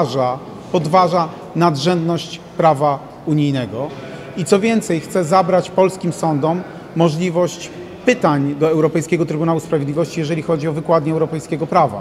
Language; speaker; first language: Polish; native; Polish